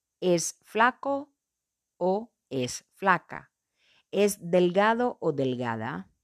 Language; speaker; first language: Spanish; non-native, fluent; Portuguese